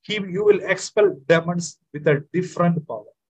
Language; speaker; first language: English; non-native, local second language; Malayalam